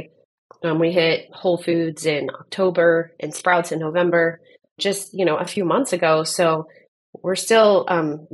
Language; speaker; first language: English; native; English